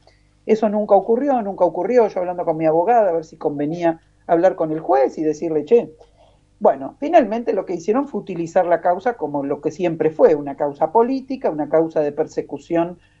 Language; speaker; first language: Spanish; native; Spanish